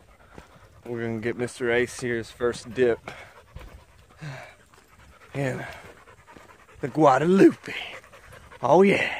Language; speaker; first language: English; native; English